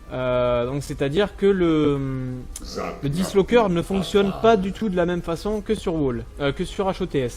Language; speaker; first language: French; native; French